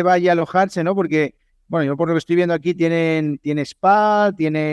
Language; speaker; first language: Spanish; native; Spanish